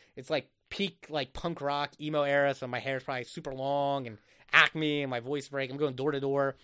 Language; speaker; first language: English; native; English